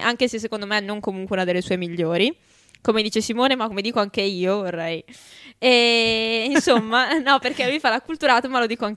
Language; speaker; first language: Italian; native; Italian